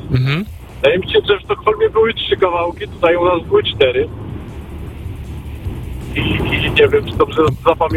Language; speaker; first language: Polish; native; Polish